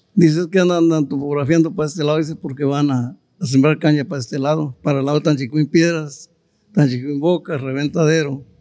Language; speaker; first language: Spanish; native; Spanish